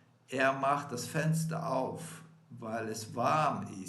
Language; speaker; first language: German; non-native, fluent; Portuguese